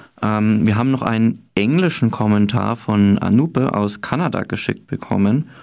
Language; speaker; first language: German; native; German